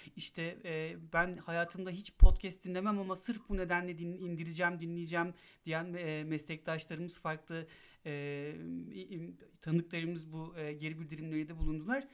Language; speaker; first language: Turkish; native; Turkish